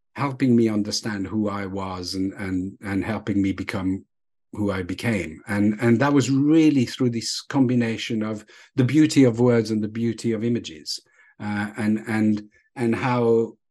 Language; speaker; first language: English; non-native, fluent; French